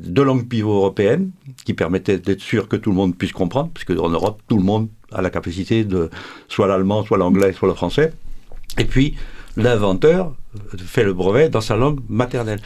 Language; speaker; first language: French; native; French